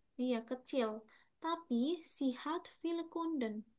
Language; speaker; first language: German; non-native, fluent; Indonesian